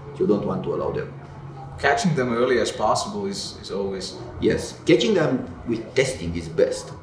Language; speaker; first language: English; non-native, fluent; Romanian